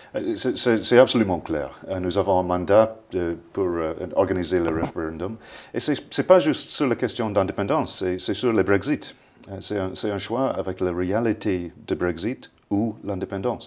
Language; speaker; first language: French; non-native, fluent; English